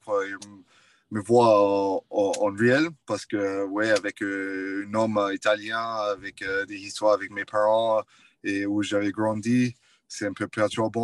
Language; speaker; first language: French; non-native, fluent; English